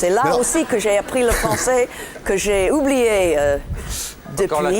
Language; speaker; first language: French; non-native, fluent; English